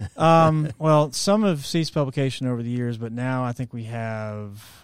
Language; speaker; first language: English; native; English